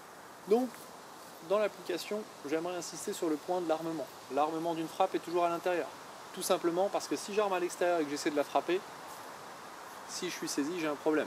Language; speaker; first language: French; native; French